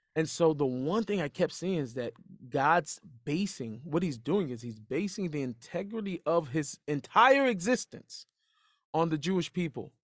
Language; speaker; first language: English; native; English